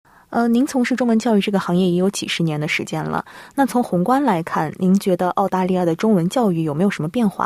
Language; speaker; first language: Chinese; native; Chinese